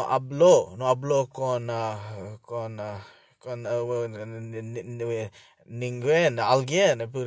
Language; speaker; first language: Spanish; non-native, learner; Bangla